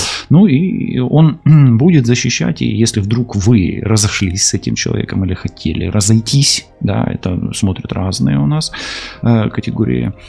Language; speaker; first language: Russian; non-native, local second language; Ukrainian